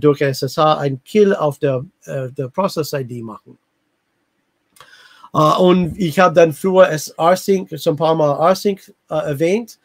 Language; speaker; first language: German; non-native, fluent; English